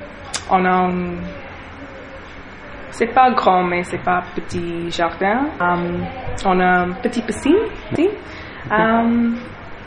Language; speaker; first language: French; non-native, learner; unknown